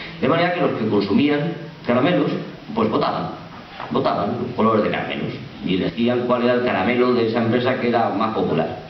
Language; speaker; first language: Spanish; native; Spanish